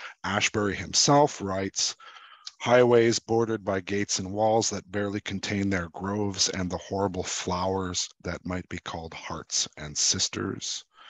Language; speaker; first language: English; native; English